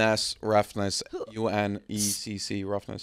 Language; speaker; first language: English; native; English